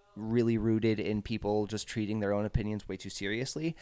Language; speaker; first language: English; native; English